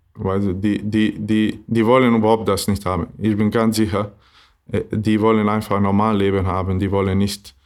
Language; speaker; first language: German; non-native, learner; Bosnian